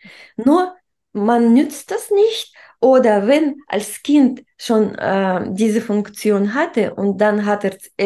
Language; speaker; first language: German; non-native, fluent; Russian